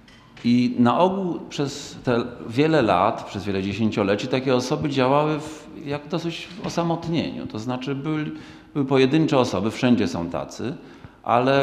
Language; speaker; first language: Polish; native; Polish